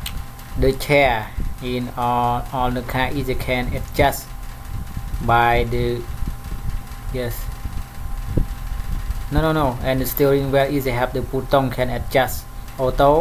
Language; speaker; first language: English; non-native, learner; Khmer